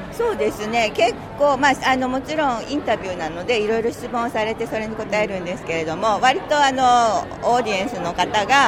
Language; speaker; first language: Japanese; native; Japanese